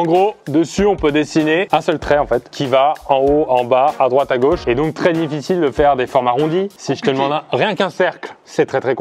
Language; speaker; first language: French; native; French